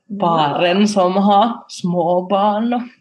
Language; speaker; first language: Swedish; non-native, local second language; Finnish